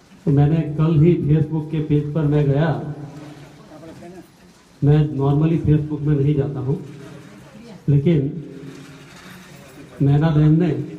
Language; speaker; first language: Hindi; non-native, local second language; Gujarati